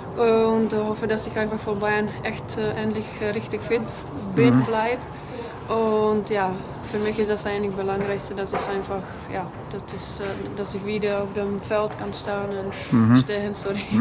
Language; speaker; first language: German; non-native, fluent; Czech